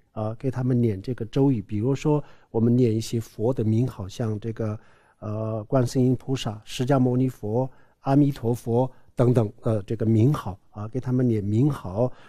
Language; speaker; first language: Chinese; non-native, local second language; Tibetan